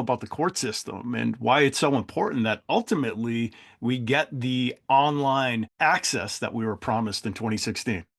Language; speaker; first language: English; native; English